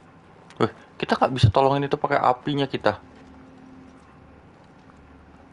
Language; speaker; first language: Indonesian; native; Indonesian